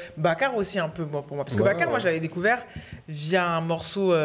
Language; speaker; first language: French; native; French